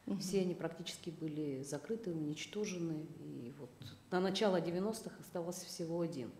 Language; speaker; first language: Russian; native; Russian